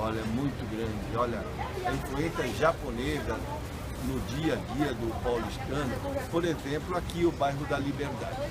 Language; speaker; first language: Portuguese; early bilingual, other home language; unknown